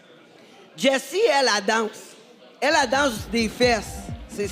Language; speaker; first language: French; native; French